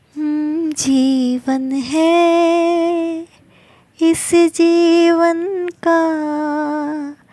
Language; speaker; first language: Hindi; non-native, local second language; Bangla